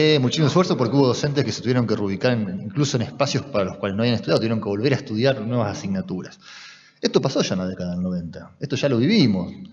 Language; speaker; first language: Spanish; native; Spanish